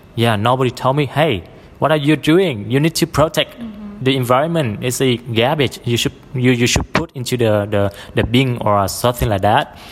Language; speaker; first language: English; non-native, fluent; Vietnamese